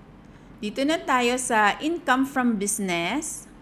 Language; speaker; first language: Filipino; native; Filipino